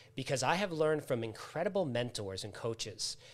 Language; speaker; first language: English; native; English